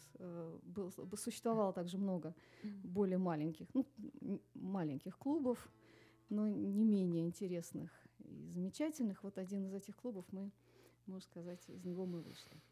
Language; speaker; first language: Russian; native; Russian